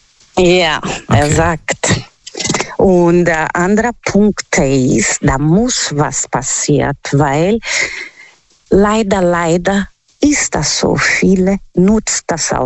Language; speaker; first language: German; non-native, learner; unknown